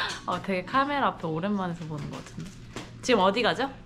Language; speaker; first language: Korean; native; Korean